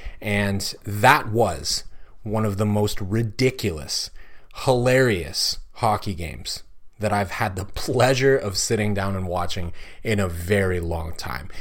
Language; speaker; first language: English; native; English